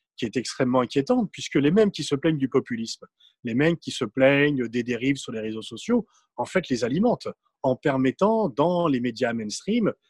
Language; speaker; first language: French; native; French